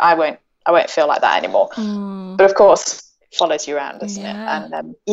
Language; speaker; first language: English; native; English